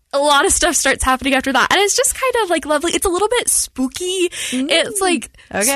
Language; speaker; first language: English; native; English